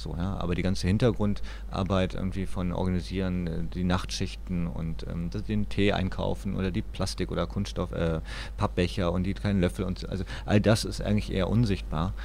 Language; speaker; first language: German; native; German